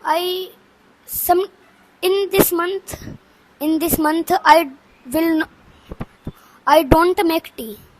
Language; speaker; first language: English; non-native, learner; Hindi